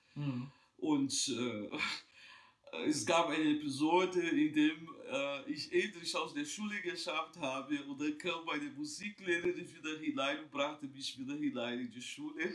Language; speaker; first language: German; non-native, fluent; Portuguese